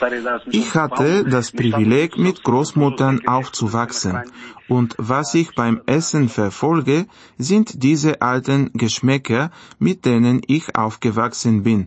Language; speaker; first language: German; non-native, fluent; Bulgarian